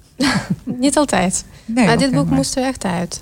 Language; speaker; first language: Dutch; non-native, fluent; Russian